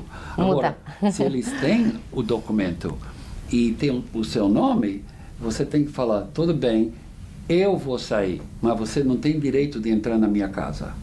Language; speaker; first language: Portuguese; non-native, fluent; English